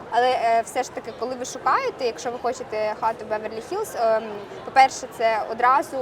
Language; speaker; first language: Ukrainian; non-native, local second language; Russian